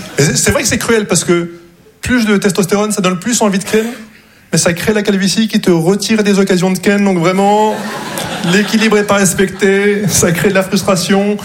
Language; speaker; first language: French; non-native, local second language; Arabic